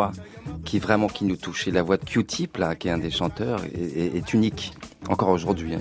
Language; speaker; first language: French; native; French